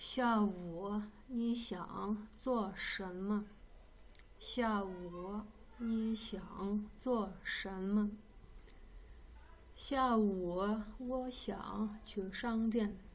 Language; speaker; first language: Chinese; non-native, fluent; Kyrgyz